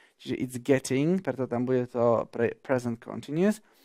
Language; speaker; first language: English; non-native, fluent; Slovak